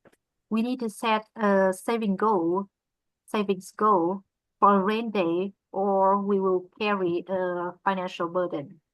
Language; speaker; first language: English; non-native, learner; Vietnamese